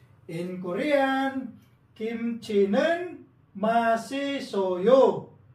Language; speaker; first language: Korean; non-native, fluent; Filipino